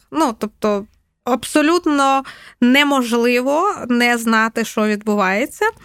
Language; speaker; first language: Ukrainian; non-native, local second language; Russian